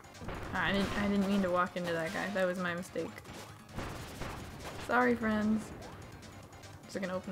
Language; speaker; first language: English; native; English